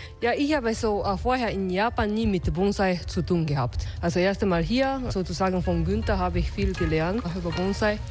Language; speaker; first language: German; non-native, learner; Japanese